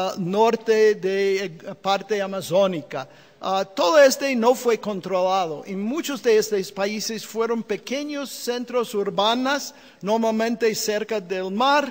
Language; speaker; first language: Spanish; non-native, fluent; English